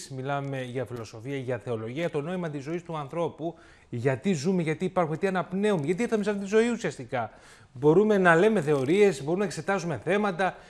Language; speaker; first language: Greek; native; Greek